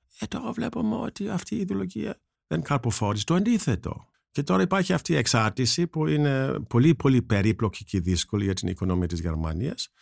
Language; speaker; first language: Greek; non-native, fluent; German